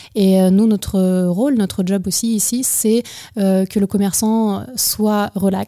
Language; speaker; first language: French; non-native, fluent; Ukrainian